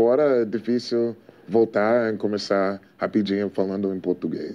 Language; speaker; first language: Portuguese; non-native, fluent; English